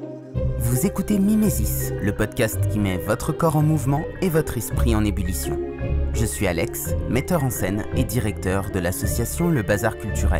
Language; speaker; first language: French; native; French